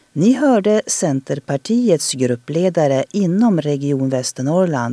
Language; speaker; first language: Swedish; native; Swedish